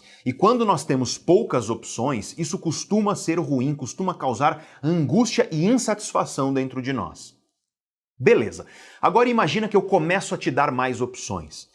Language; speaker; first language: Portuguese; native; Portuguese